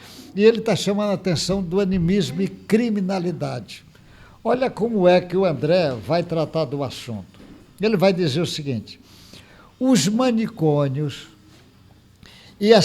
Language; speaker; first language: Portuguese; native; Portuguese